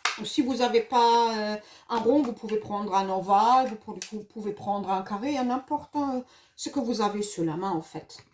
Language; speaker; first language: French; non-native, fluent; German